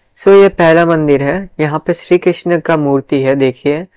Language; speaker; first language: Hindi; non-native, local second language; Bangla